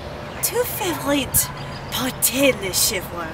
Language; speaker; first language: French; non-native, learner; English